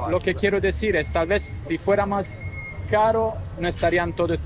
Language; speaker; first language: Spanish; non-native, learner; Italian